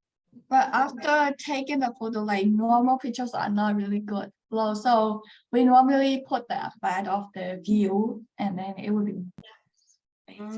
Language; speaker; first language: English; non-native, learner; Burmese